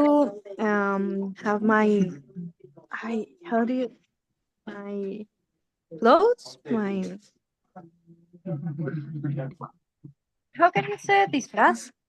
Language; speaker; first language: English; non-native, learner; Spanish